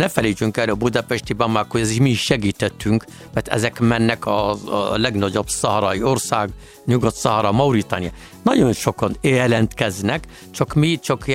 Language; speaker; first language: Hungarian; non-native, learner; Arabic